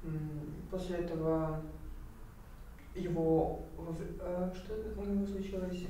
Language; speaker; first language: Russian; native; Russian